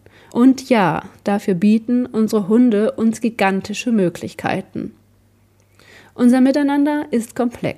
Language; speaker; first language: German; native; German